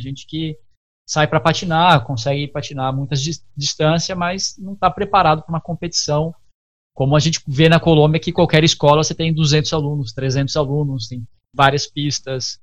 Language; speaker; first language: Portuguese; native; Portuguese